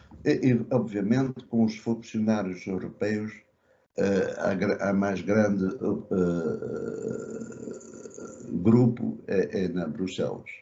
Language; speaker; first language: Portuguese; early bilingual, other home language; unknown